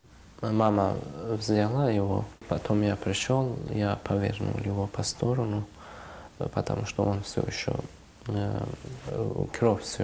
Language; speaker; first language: Russian; non-native, local second language; Uzbek